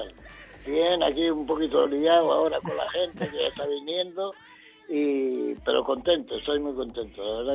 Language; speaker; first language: Spanish; native; Spanish